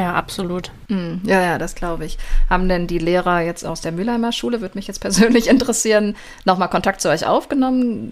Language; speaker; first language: German; native; German